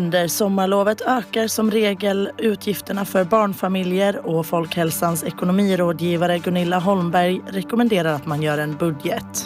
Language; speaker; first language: Swedish; native; Swedish